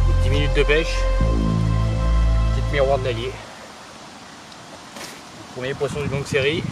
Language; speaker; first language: French; native; French